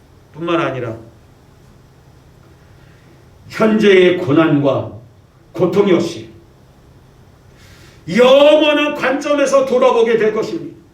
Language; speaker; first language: Korean; native; Korean